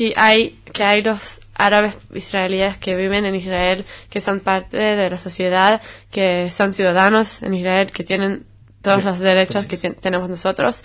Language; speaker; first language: Spanish; non-native, fluent; Hebrew